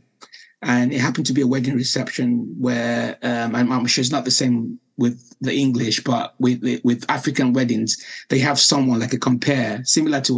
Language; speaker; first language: English; non-native, local second language; Yoruba